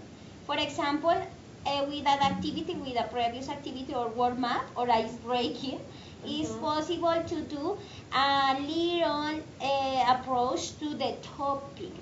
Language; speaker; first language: English; non-native, fluent; Spanish